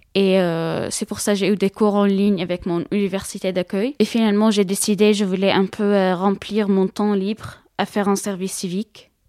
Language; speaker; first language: French; non-native, fluent; Arabic